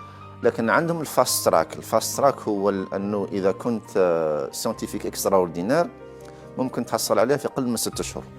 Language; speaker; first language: Arabic; native; Arabic